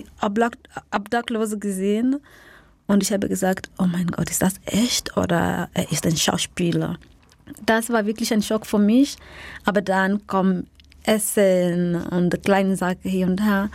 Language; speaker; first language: German; non-native, learner; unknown